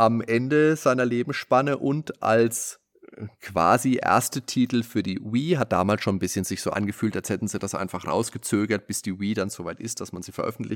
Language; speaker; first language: German; native; German